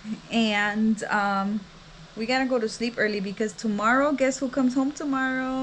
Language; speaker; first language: English; early bilingual, other home language; Spanish